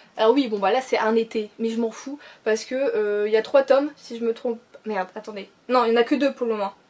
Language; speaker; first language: French; native; French